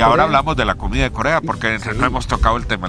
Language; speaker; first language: Spanish; native; Spanish